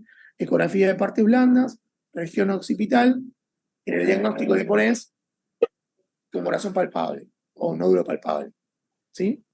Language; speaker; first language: Spanish; native; Spanish